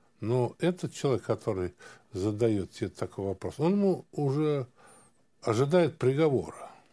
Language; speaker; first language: Russian; native; Russian